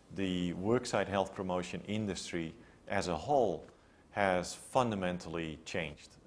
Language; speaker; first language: English; non-native, fluent; Dutch